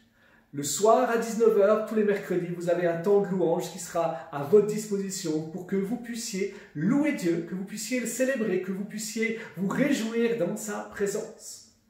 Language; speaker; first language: French; native; French